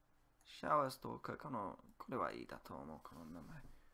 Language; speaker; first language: Japanese; non-native, learner; English